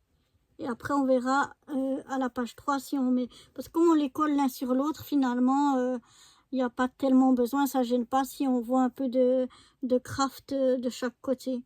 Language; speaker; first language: French; native; French